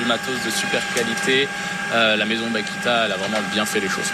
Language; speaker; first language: French; native; French